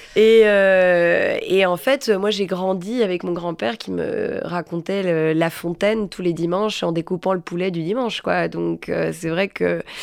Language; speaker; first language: French; native; French